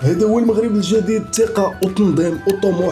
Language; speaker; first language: Arabic; native; Arabic